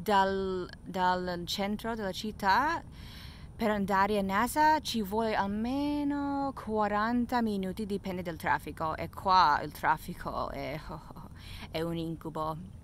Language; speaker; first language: Italian; non-native, fluent; English